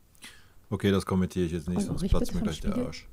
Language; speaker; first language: German; native; German